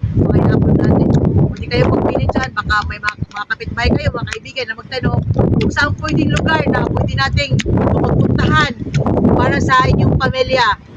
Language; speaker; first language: Filipino; non-native, local second language; Cebuano